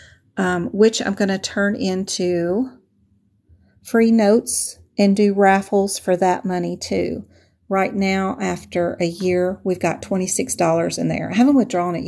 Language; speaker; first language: English; native; English